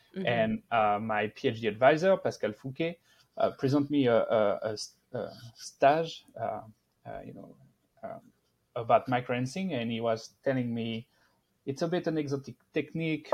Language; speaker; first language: English; non-native, fluent; French